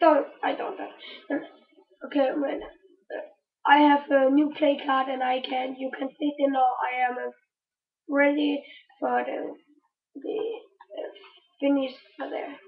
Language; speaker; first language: English; non-native, learner; Danish